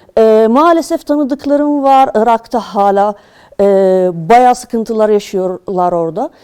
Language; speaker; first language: Turkish; non-native, fluent; Arabic